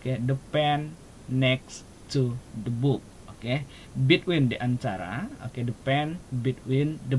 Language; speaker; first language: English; non-native, learner; Indonesian